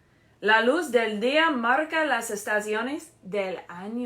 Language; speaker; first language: Spanish; non-native, learner; English